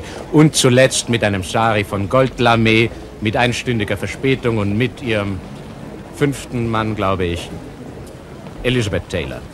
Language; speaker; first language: German; native; German